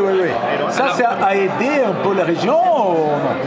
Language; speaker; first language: French; non-native, learner; Portuguese